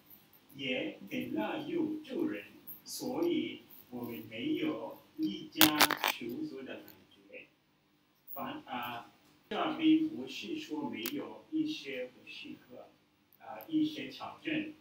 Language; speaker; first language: Chinese; non-native, learner; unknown